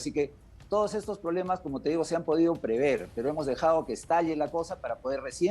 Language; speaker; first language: Spanish; native; Spanish